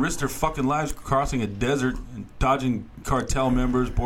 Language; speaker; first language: English; native; English